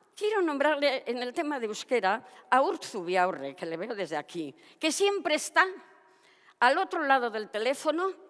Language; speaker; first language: Basque; non-native, local second language; Spanish